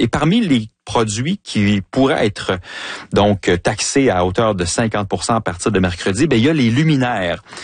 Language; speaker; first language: French; native; French